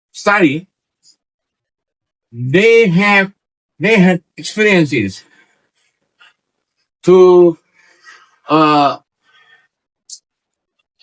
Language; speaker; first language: English; non-native, learner; Indonesian